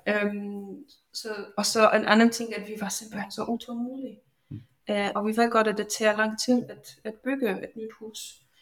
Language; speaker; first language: Danish; non-native, fluent; Polish